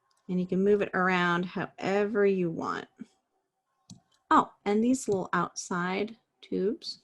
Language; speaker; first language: English; native; English